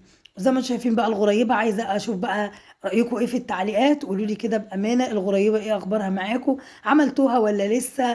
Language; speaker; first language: Arabic; native; Arabic